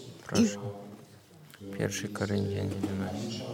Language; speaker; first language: Polish; non-native, learner; German